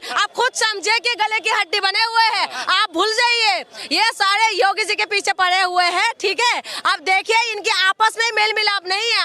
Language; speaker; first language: Hindi; non-native, local second language; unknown